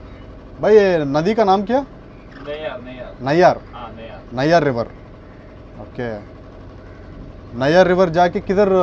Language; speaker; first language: Hindi; non-native, local second language; Telugu